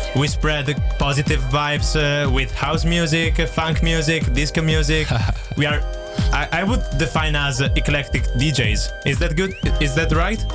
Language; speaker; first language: English; non-native, fluent; Italian